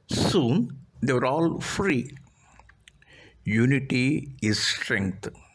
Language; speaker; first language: English; non-native, local second language; Telugu